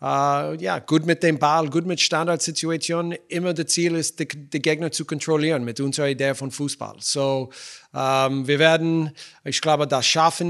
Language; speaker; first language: German; non-native, fluent; English